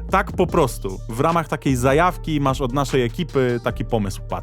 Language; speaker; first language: Polish; native; Polish